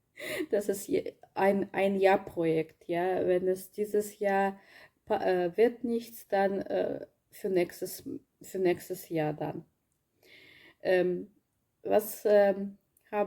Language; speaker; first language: German; non-native, learner; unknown